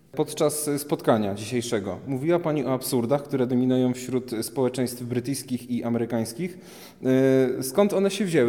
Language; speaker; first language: Polish; native; Polish